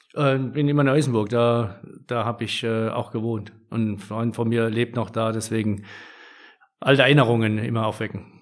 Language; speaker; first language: German; native; German